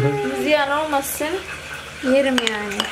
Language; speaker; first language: Turkish; non-native, learner; Indonesian